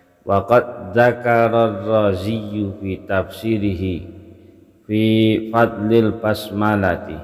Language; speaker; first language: Arabic; non-native, fluent; Indonesian